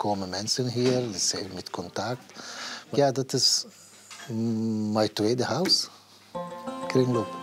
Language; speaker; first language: Dutch; non-native, learner; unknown